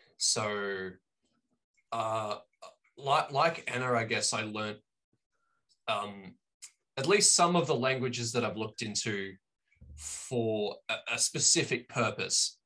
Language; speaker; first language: English; native; English